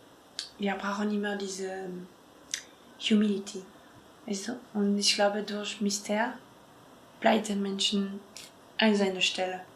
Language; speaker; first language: German; non-native, fluent; French